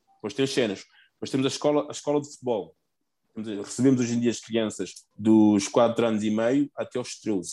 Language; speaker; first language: Portuguese; early bilingual, other home language; Upper Guinea Crioulo